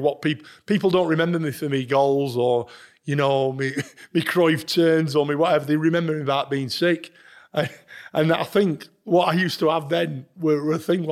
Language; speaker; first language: English; native; English